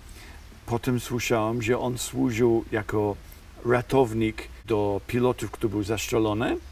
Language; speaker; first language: Polish; non-native, fluent; English